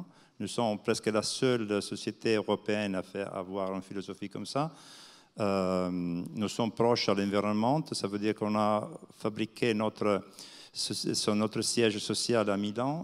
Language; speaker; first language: French; non-native, fluent; Italian